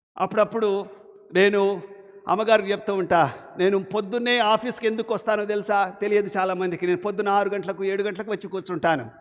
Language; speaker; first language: Telugu; non-native, local second language; Lambadi